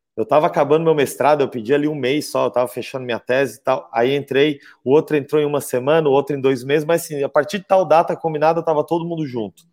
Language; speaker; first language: Portuguese; native; Portuguese